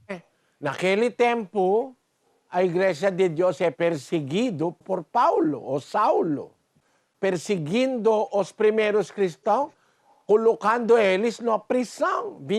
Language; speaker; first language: Portuguese; non-native, learner; Filipino